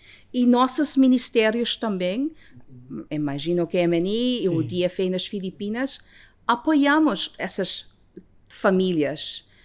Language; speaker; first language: Portuguese; non-native, fluent; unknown